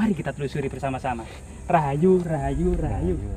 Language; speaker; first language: Indonesian; native; Indonesian